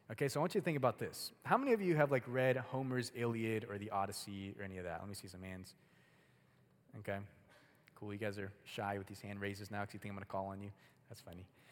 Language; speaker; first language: English; early bilingual, other home language; Spanish